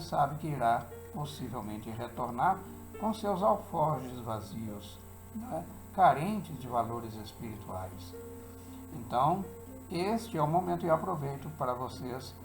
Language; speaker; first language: Portuguese; native; Portuguese